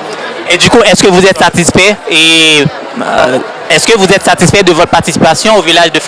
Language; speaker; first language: French; native; French